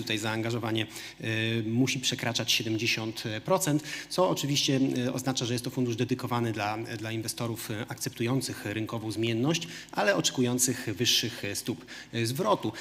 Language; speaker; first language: Polish; native; Polish